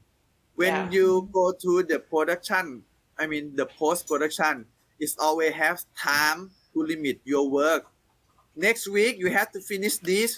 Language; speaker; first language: English; non-native, learner; Thai